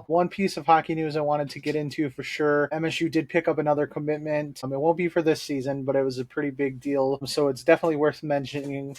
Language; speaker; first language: English; native; English